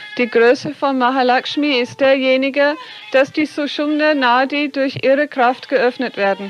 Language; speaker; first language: German; non-native, fluent; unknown